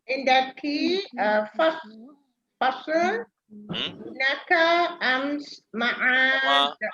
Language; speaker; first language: Arabic; non-native, learner; Malay